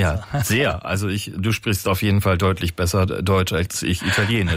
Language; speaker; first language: German; native; German